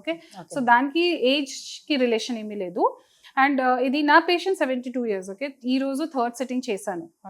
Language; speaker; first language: Telugu; non-native, fluent; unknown